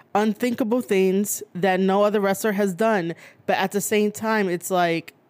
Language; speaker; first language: English; native; English